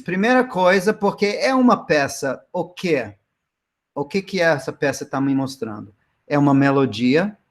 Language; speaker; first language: Portuguese; non-native, fluent; English